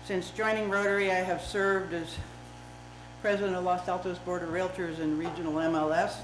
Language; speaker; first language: English; native; English